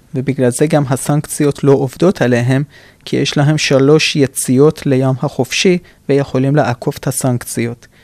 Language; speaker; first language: Hebrew; non-native, fluent; Persian